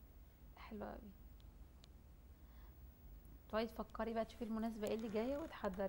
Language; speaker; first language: Arabic; native; Arabic